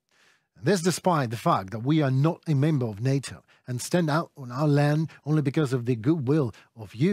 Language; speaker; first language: English; non-native, fluent; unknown